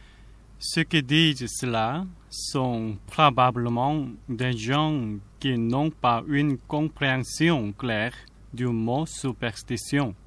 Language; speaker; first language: French; non-native, fluent; Korean